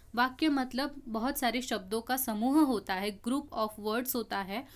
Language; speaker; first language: Hindi; non-native, local second language; Marathi